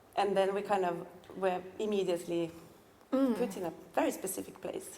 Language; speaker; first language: English; non-native, fluent; Norwegian